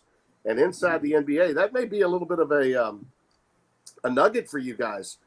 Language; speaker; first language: English; native; English